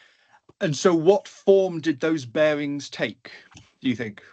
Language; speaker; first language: English; native; English